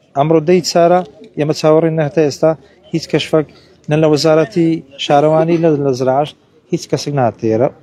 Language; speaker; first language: Central Kurdish; native; Central Kurdish